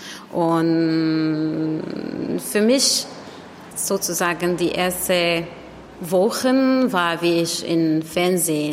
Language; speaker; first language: German; non-native, learner; Arabic